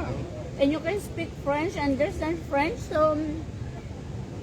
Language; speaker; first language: English; non-native, learner; Filipino